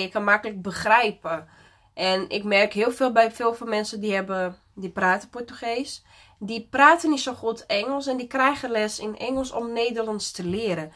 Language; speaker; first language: Dutch; non-native, fluent; Portuguese